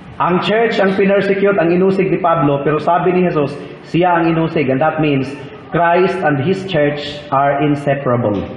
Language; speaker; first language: Filipino; non-native, local second language; Cebuano